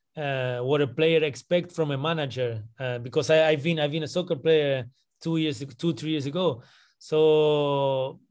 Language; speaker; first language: English; non-native, fluent; Spanish